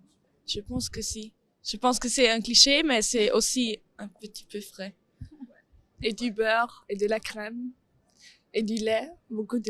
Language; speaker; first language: French; non-native, learner; German